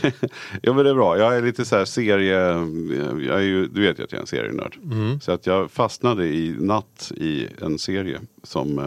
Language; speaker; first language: Swedish; native; Swedish